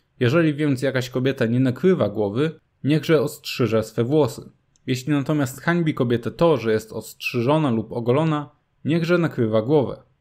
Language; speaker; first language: Polish; native; Polish